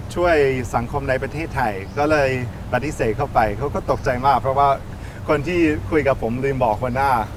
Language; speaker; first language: Thai; non-native, fluent; English